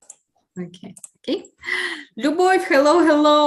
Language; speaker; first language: English; non-native, fluent; Russian